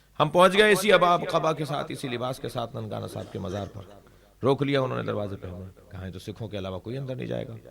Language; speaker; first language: Urdu; native; Urdu